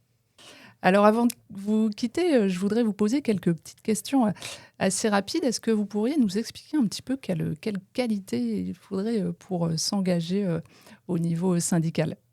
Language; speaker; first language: French; native; French